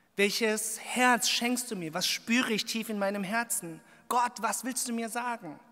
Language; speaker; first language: German; early bilingual, other home language; Korean